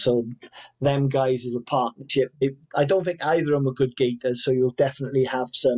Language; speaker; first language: English; native; English